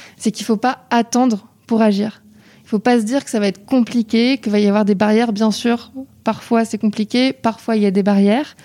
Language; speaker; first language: French; native; French